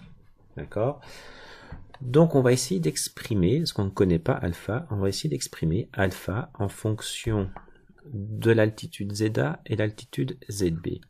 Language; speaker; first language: French; native; French